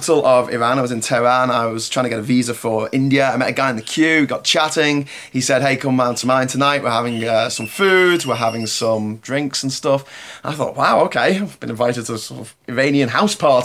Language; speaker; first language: English; native; English